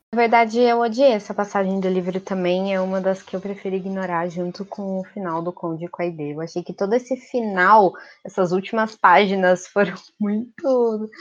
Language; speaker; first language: Portuguese; native; Portuguese